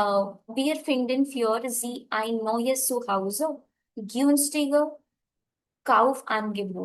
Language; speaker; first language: German; non-native, fluent; Hindi